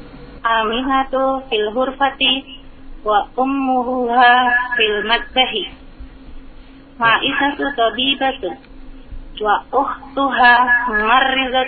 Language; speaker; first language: Arabic; non-native, learner; Indonesian